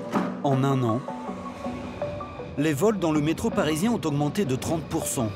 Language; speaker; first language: French; native; French